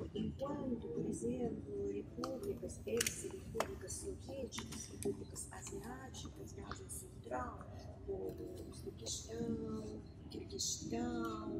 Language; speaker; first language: Portuguese; non-native, fluent; Russian